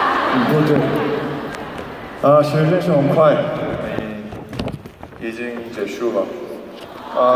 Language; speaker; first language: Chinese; non-native, learner; Korean